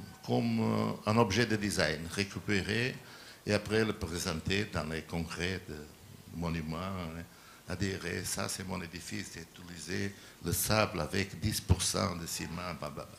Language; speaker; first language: French; non-native, learner; Portuguese